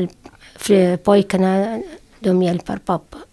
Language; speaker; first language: Swedish; non-native, learner; Syriac